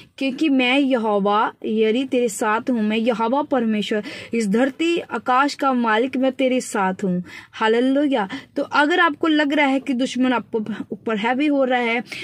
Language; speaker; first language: Hindi; non-native, local second language; Punjabi